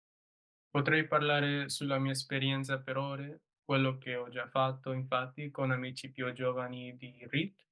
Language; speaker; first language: Italian; non-native, learner; English